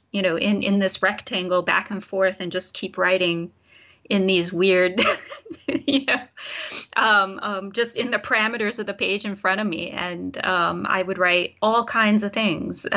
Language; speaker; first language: English; native; English